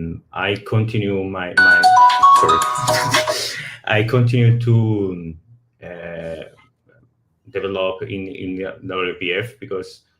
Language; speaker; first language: English; non-native, learner; Spanish